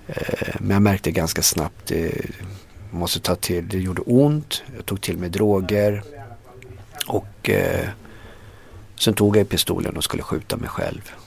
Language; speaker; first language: Swedish; early bilingual, other home language; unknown